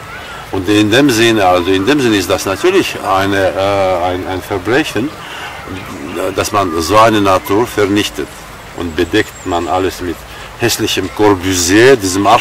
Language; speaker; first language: German; non-native, fluent; Armenian